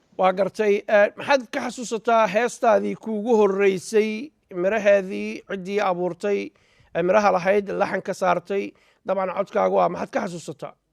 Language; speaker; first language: Somali; native; Somali